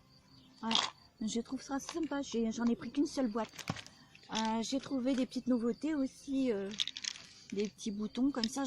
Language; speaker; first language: French; native; French